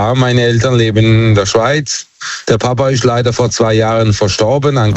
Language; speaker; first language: German; early bilingual, other home language; Turkish